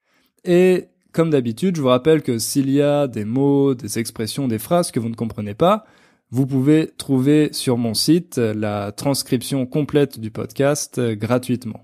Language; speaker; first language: French; native; French